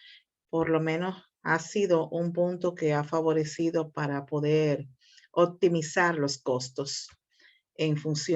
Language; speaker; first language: Spanish; native; Spanish